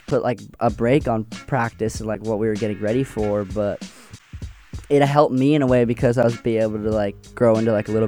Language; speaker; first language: English; native; English